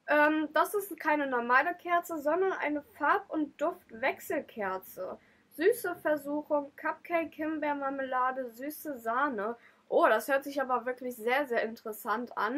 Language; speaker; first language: German; native; German